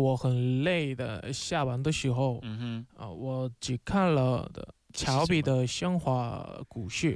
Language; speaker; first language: Chinese; non-native, learner; Korean